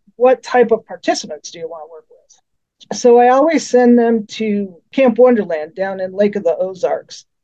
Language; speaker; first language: English; native; English